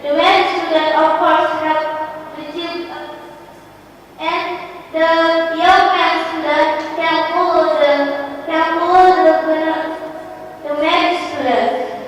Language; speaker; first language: English; non-native, learner; Indonesian